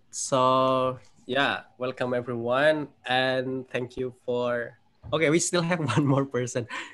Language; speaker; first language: English; non-native, fluent; Indonesian